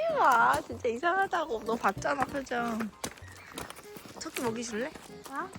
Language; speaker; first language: Korean; native; Korean